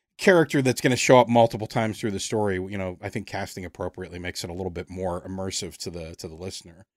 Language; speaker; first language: English; native; English